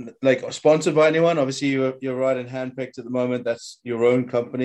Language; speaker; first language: English; native; English